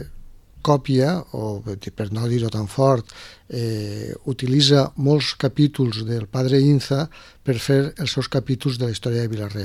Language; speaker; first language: Catalan; native; Catalan